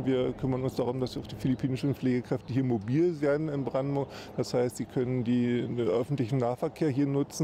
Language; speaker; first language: German; native; German